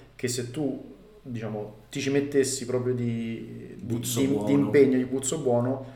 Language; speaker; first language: Italian; native; Italian